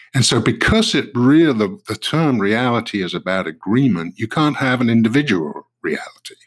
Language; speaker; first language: English; native; English